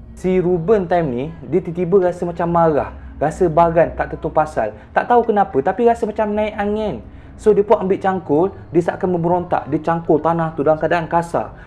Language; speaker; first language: Malay; native; Malay